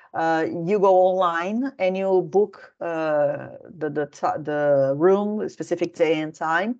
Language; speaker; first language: English; non-native, fluent; Portuguese